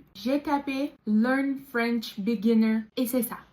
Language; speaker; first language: French; non-native, learner; Portuguese